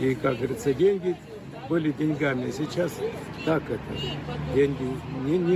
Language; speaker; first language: Russian; native; Russian